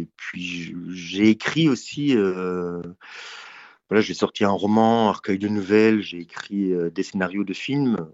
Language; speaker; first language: French; native; French